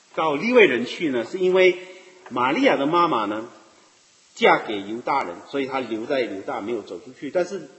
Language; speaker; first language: Chinese; native; Chinese